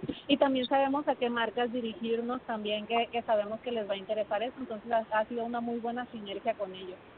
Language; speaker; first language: Spanish; native; Spanish